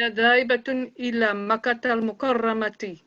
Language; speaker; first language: Arabic; non-native, learner; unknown